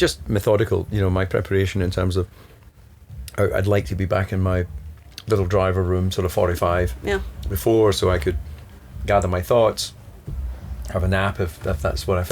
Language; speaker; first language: English; native; English